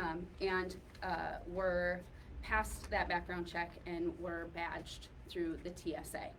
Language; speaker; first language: English; native; English